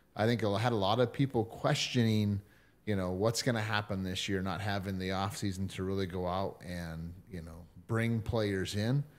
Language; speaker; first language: English; native; English